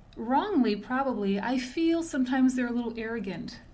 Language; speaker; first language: English; native; English